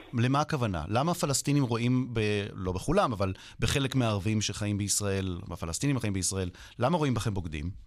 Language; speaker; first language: Hebrew; native; Hebrew